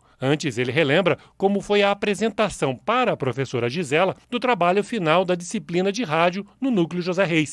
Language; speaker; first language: Portuguese; native; Portuguese